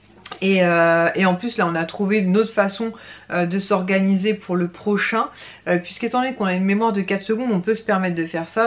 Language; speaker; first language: French; native; French